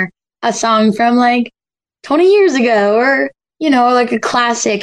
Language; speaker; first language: English; native; English